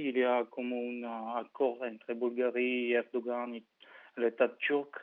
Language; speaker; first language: French; non-native, fluent; Bulgarian